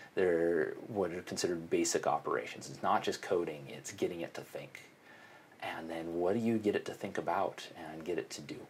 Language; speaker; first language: English; native; English